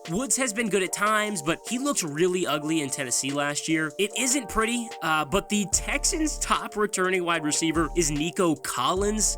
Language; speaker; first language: English; native; English